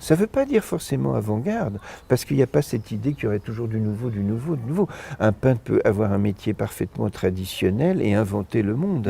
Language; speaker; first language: French; native; French